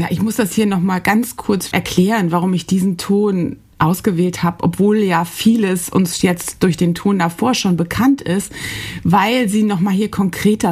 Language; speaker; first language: German; native; German